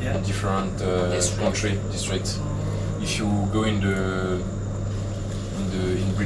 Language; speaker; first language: English; non-native, learner; French